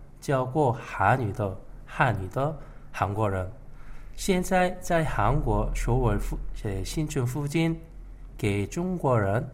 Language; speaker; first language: Chinese; non-native, fluent; Korean